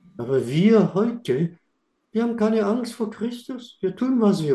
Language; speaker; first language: German; non-native, fluent; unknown